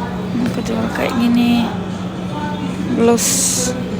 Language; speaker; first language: Indonesian; non-native, learner; Turkish